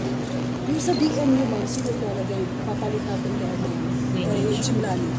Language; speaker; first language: Filipino; native; Filipino